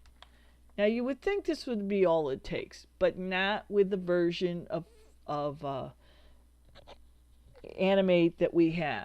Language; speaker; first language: English; native; English